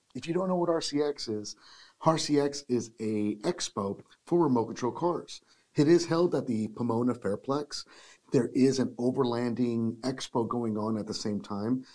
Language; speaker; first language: English; early bilingual, other home language; Spanish